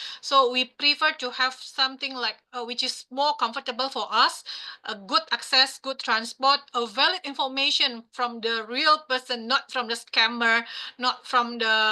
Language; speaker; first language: English; non-native, fluent; Indonesian